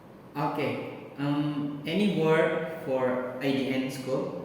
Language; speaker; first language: English; non-native, learner; Indonesian